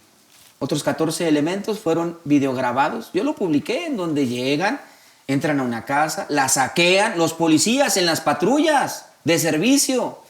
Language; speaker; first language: Spanish; native; Spanish